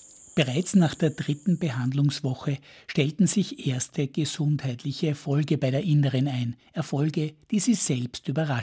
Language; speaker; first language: German; native; German